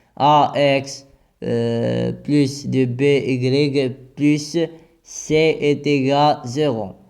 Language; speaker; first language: French; non-native, local second language; Arabic